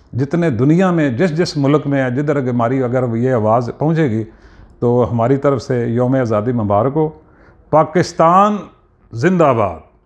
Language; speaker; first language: Urdu; non-native, local second language; Punjabi